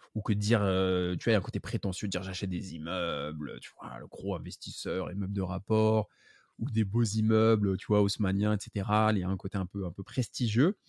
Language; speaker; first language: French; native; French